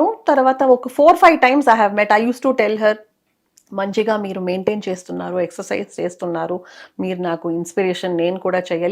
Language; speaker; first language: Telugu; non-native, local second language; Kannada